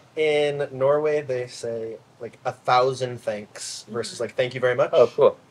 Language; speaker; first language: English; native; English